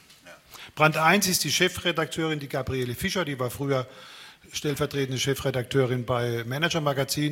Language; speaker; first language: German; native; German